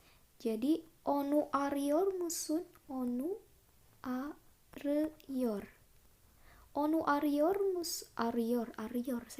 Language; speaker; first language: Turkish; non-native, fluent; Indonesian